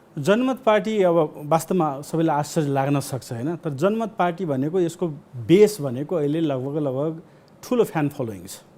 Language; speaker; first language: Nepali; non-native, local second language; Maithili